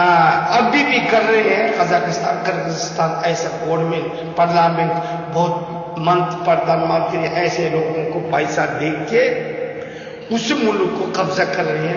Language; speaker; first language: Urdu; non-native, learner; Uyghur